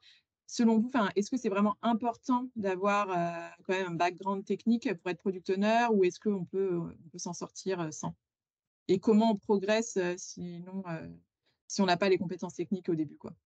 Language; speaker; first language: French; native; French